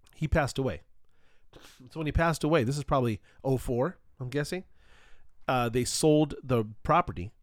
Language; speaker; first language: English; early bilingual, other home language; Spanish